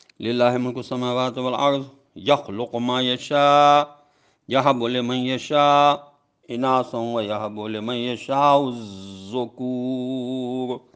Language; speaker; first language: Arabic; non-native, fluent; Urdu